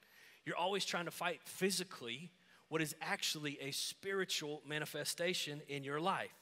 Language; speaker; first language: English; native; English